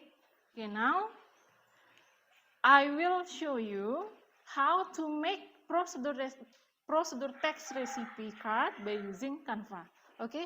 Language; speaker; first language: English; non-native, learner; Indonesian